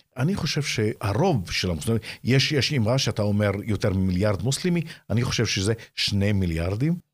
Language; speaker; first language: Hebrew; non-native, local second language; Arabic